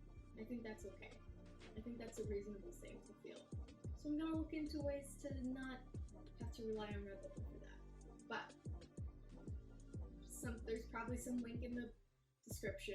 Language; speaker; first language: English; native; English